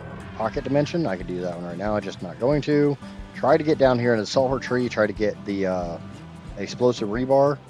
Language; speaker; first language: English; native; English